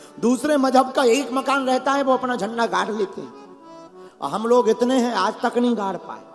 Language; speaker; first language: Hindi; native; Hindi